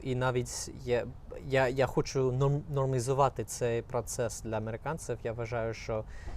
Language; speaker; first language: Ukrainian; non-native, fluent; English